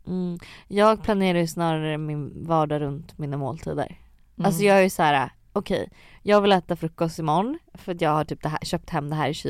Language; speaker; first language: Swedish; native; Swedish